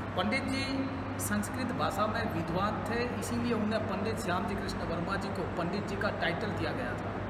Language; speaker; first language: Hindi; non-native, local second language; Gujarati